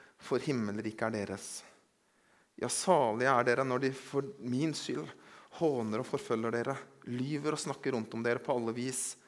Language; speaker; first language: Norwegian; native; Norwegian